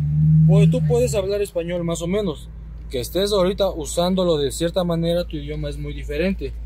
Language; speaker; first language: Spanish; native; Spanish